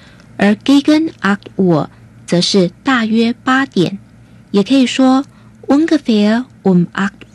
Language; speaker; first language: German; non-native, fluent; Chinese